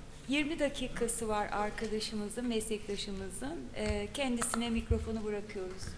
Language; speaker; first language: Turkish; native; Turkish